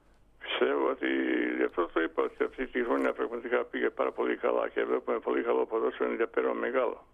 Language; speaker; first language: Greek; non-native, fluent; Bosnian